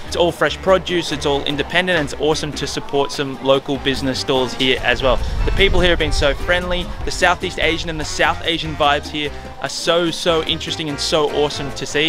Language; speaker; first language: English; native; English